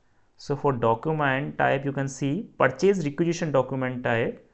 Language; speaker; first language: English; non-native, local second language; Hindi